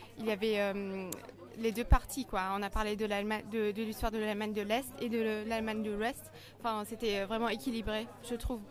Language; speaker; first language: French; non-native, fluent; German